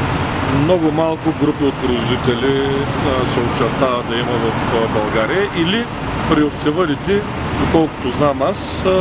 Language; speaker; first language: Bulgarian; native; Bulgarian